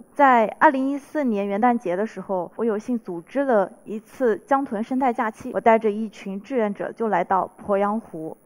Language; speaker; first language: Chinese; native; Chinese